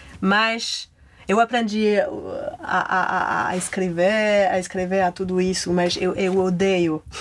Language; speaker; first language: Portuguese; non-native, learner; French